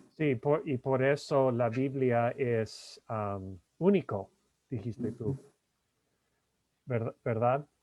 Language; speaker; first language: Spanish; non-native, fluent; English